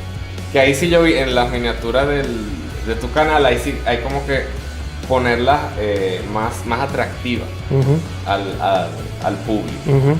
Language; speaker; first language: Spanish; native; Spanish